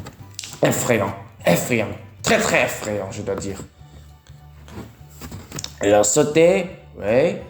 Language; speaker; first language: French; non-native, learner; Vietnamese